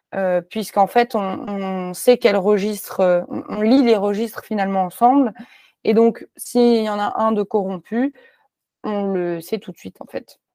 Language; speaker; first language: French; native; French